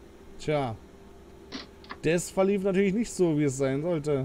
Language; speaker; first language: German; native; German